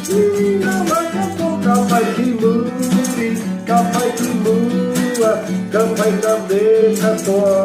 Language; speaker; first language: Māori; non-native, local second language; English